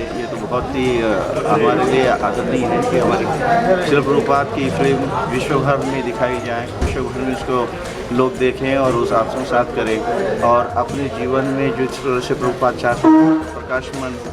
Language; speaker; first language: Hindi; native; Hindi